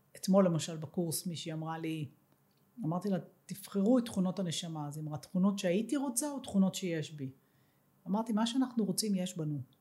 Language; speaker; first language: Hebrew; native; Hebrew